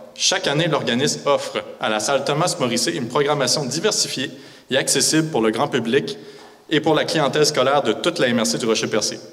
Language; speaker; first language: French; native; French